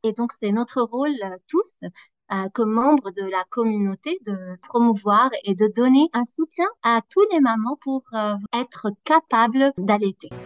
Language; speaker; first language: French; non-native, fluent; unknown